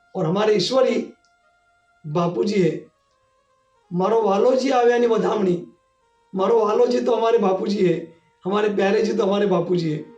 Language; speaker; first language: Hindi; non-native, local second language; Gujarati